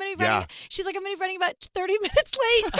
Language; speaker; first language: English; native; English